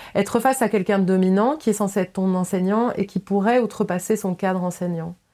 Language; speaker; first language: French; native; French